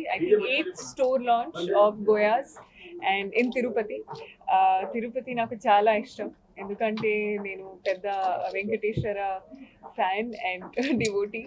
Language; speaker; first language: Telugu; non-native, learner; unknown